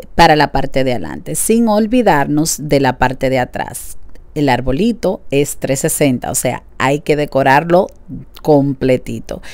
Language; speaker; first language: Spanish; native; Spanish